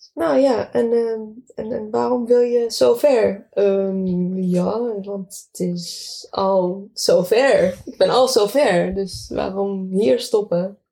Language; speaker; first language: Dutch; non-native, fluent; Arabic